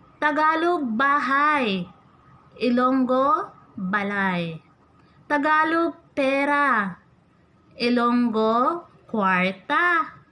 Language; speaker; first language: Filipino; non-native, local second language; Hiligaynon